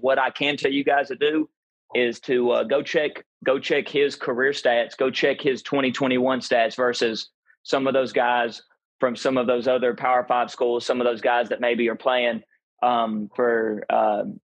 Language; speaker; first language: English; native; English